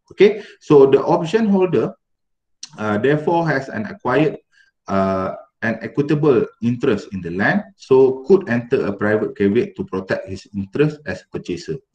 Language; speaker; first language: English; non-native, local second language; Malay